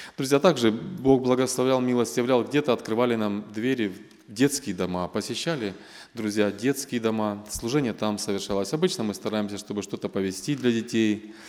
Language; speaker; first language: Russian; non-native, local second language; Armenian